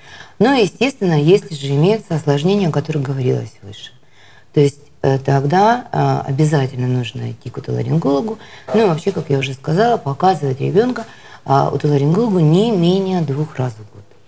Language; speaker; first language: Russian; native; Russian